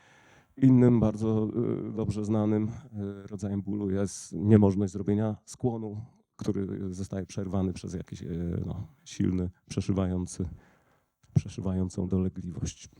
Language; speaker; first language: Polish; native; Polish